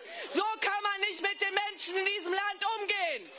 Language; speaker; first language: German; native; German